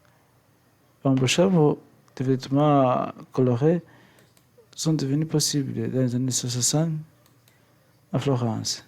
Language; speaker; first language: French; non-native, learner; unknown